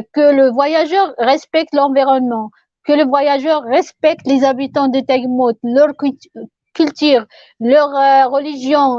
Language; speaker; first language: French; non-native, local second language; Arabic